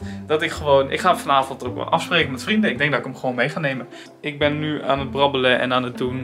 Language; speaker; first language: Dutch; native; Dutch